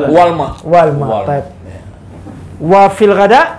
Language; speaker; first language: Arabic; non-native, fluent; Indonesian